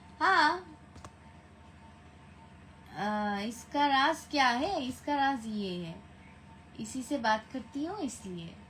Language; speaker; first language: Hindi; non-native, learner; Bangla